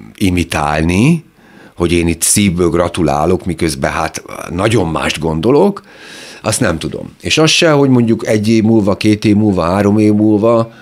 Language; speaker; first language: Hungarian; native; Hungarian